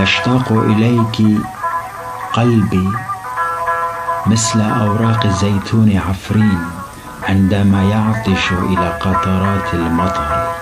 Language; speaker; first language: Arabic; non-native, local second language; Kurdish